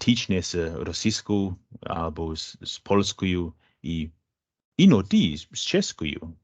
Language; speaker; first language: Ukrainian; non-native, fluent; English